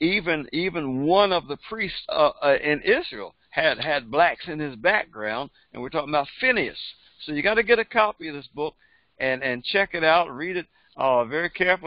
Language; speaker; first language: English; native; English